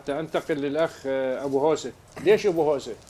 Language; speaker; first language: Arabic; native; Arabic